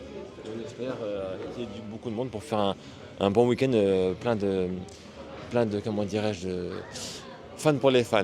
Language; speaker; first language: French; native; French